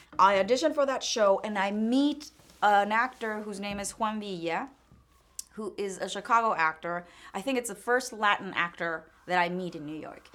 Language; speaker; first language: English; non-native, fluent; Spanish